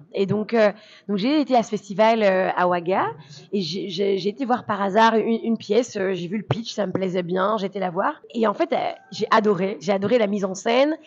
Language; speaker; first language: French; early bilingual, other home language; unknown